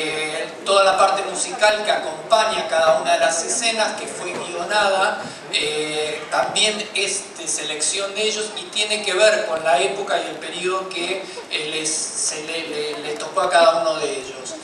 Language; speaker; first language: Spanish; native; Spanish